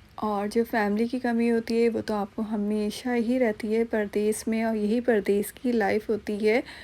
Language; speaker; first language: Urdu; non-native, local second language; Punjabi